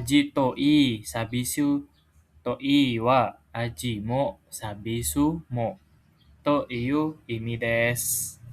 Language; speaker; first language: Japanese; non-native, fluent; Indonesian